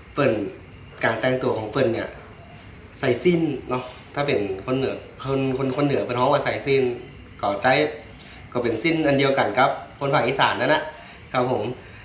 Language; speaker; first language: Thai; native; Thai